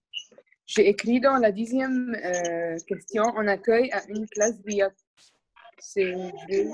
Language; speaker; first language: French; non-native, learner; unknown